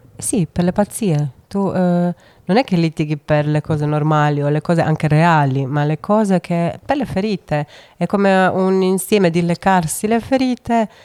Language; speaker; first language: Italian; non-native, fluent; Croatian